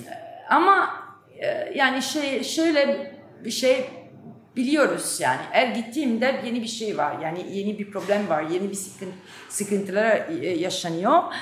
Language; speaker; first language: Turkish; non-native, fluent; Italian